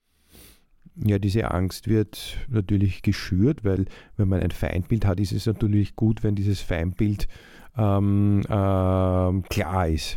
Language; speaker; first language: German; native; German